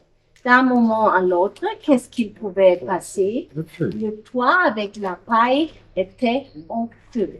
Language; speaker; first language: French; non-native, fluent; German